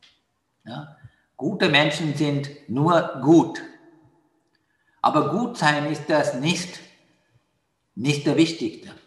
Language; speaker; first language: German; non-native, fluent; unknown